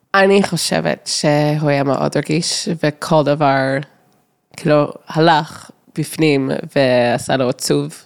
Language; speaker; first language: Hebrew; non-native, fluent; English